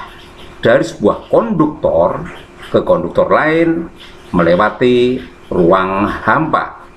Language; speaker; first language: Indonesian; native; Indonesian